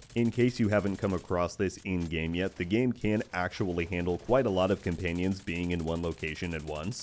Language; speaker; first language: English; native; English